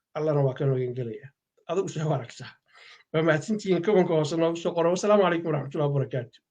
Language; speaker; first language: Somali; native; Somali